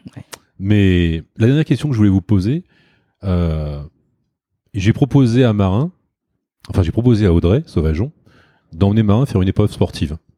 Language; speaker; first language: French; native; French